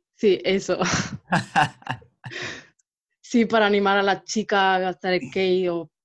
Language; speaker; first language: Spanish; native; Spanish